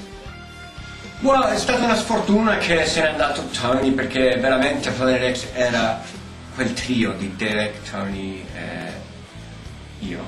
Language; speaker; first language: Italian; early bilingual, heritage; Italian